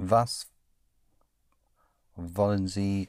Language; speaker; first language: German; non-native, learner; English